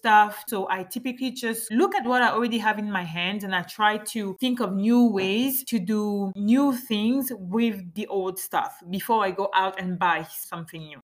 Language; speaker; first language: English; non-native, fluent; French